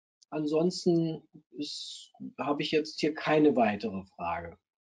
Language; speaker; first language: German; native; German